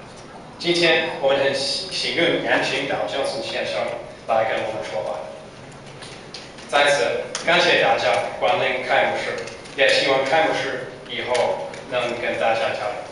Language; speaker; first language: Chinese; non-native, learner; English